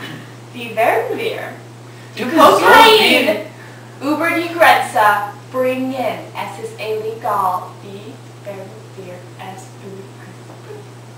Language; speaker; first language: German; non-native, learner; English